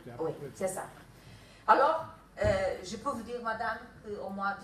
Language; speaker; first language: French; non-native, fluent; Kabuverdianu